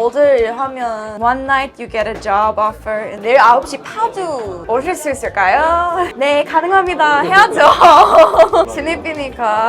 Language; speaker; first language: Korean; non-native, fluent; English